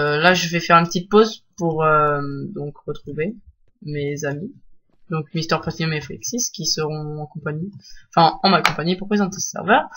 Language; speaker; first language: French; native; French